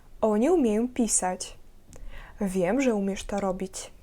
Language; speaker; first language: Polish; non-native, fluent; Ukrainian